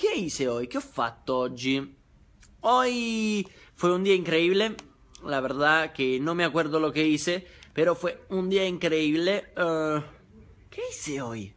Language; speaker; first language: Spanish; non-native, fluent; Italian